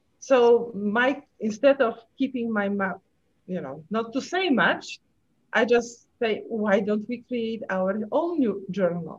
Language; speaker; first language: English; non-native, fluent; Polish